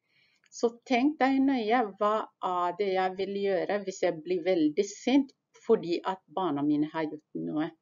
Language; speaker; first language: Norwegian; non-native, fluent; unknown